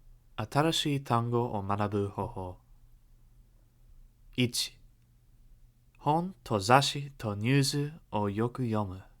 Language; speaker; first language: Japanese; non-native, learner; English